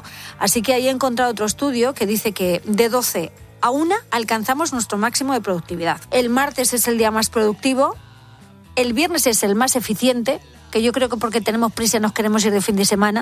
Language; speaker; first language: Spanish; native; Spanish